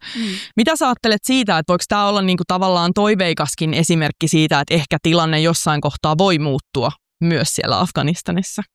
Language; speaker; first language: Finnish; native; Finnish